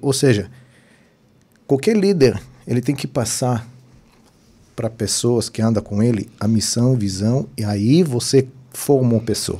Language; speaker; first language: Portuguese; non-native, fluent; Hebrew